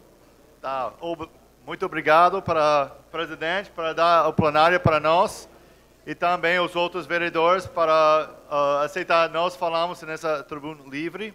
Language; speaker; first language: Portuguese; non-native, fluent; English